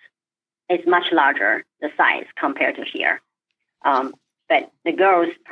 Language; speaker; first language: English; non-native, fluent; Chinese